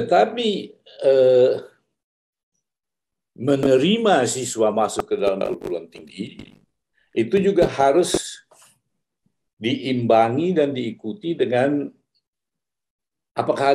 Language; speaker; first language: Malay; native; Malay